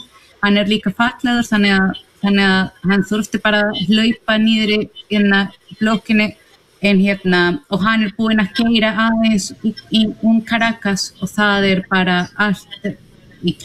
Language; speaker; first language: Icelandic; non-native, fluent; Spanish